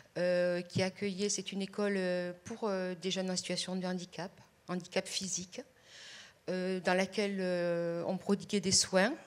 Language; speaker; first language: French; native; French